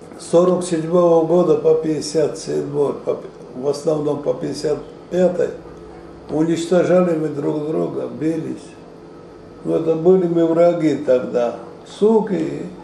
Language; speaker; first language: Russian; non-native, local second language; Georgian